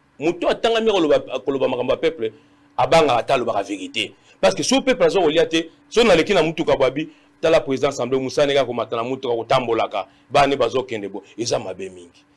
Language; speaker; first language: Lingala; non-native, local second language; Luba-Lulua